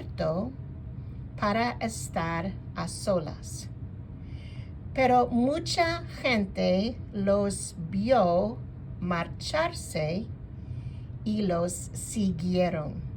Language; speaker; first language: Spanish; non-native, fluent; English